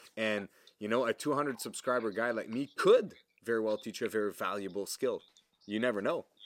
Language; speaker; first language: English; non-native, fluent; French